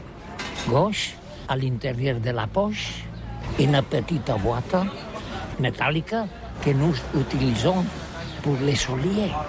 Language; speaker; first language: French; non-native, learner; Catalan